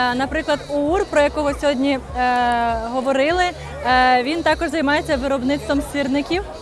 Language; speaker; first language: Ukrainian; native; Ukrainian